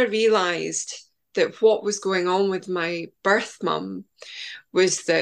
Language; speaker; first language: English; native; English